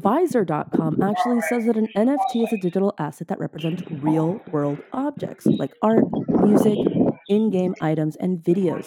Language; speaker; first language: English; native; English